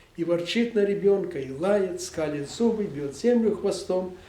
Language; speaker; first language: Russian; non-native, local second language; Ukrainian